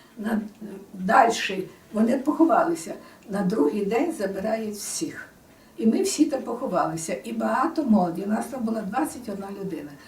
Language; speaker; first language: Ukrainian; native; Ukrainian